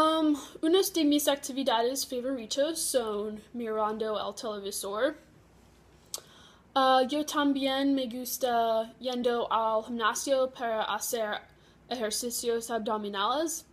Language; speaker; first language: Spanish; non-native, learner; English